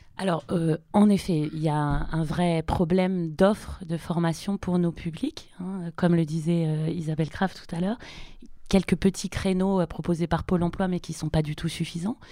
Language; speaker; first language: French; native; French